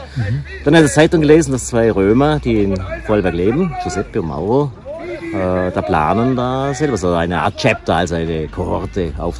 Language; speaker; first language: German; native; German